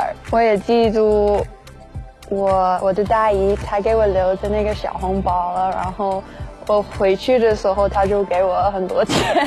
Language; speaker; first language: Chinese; early bilingual, heritage; Chinese